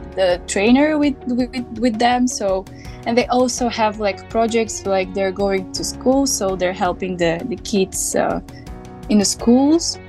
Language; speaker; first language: English; non-native, learner; Macedonian